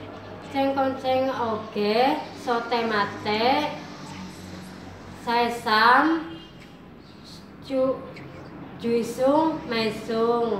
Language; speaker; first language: Cantonese; non-native, learner; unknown